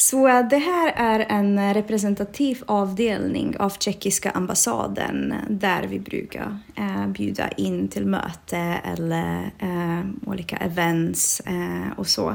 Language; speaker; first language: Swedish; non-native, fluent; Czech